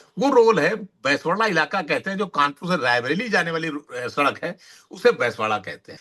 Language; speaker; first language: Hindi; native; Hindi